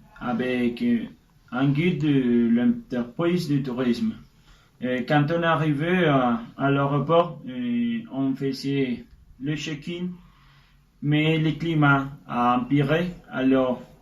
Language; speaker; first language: French; non-native, learner; Spanish